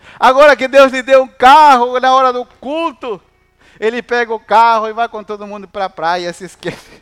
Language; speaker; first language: Portuguese; non-native, fluent; Spanish